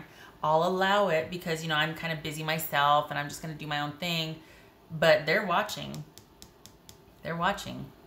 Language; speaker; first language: English; native; English